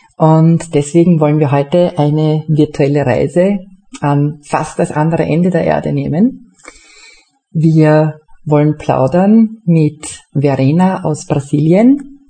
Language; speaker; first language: German; native; German